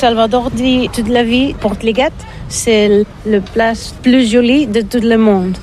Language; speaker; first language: French; non-native, learner; Catalan